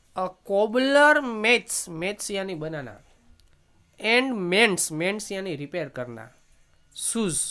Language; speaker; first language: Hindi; non-native, local second language; Gujarati